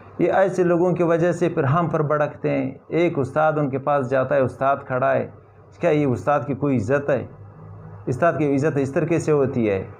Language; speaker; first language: Urdu; non-native, local second language; Pashto